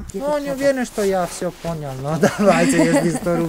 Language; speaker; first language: Russian; non-native, learner; Italian